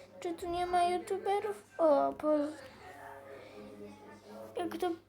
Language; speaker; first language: Polish; native; Polish